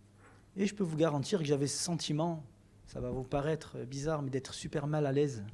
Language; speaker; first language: French; native; French